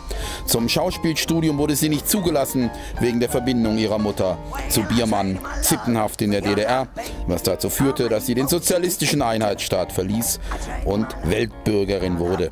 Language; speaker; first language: German; native; German